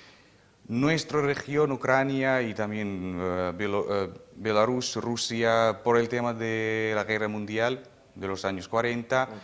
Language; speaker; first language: Spanish; non-native, fluent; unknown